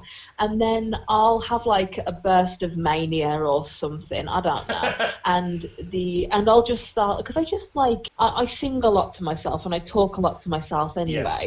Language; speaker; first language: English; native; English